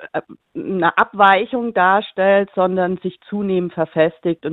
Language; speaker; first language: German; native; German